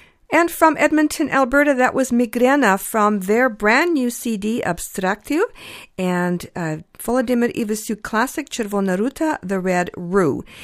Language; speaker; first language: English; early bilingual, other home language; Ukrainian